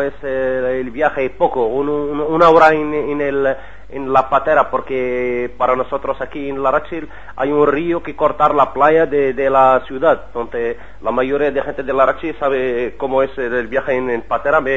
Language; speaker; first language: Spanish; non-native, learner; Arabic